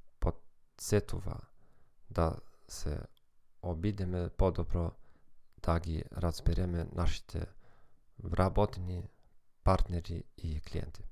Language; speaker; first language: Macedonian; non-native, fluent; German